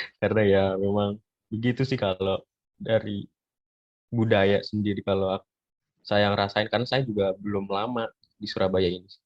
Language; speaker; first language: Indonesian; native; Indonesian